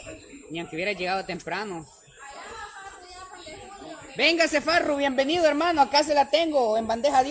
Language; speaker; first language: Spanish; native; Spanish